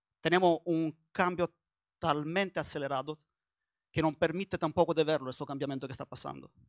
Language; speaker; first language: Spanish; non-native, learner; Italian